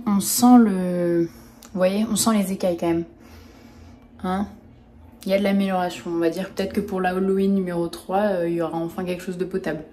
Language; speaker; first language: French; native; French